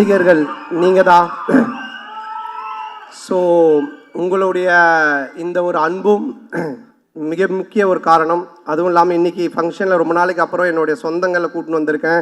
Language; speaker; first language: Tamil; native; Tamil